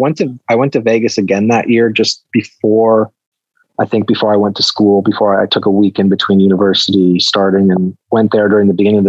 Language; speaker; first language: English; native; English